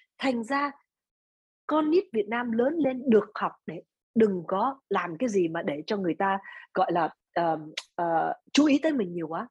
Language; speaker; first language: Vietnamese; early bilingual, other home language; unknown